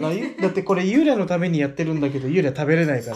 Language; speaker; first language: Japanese; native; Japanese